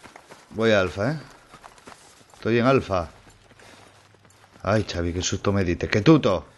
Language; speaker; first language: Spanish; native; Spanish